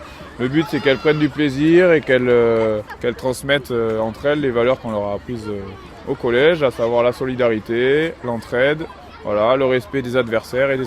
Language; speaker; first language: French; native; French